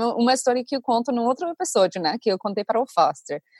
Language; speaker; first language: Portuguese; non-native, fluent; English